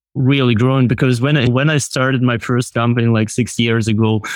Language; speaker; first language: English; non-native, fluent; Russian